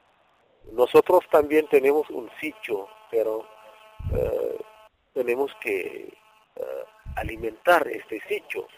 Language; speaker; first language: Spanish; non-native, fluent; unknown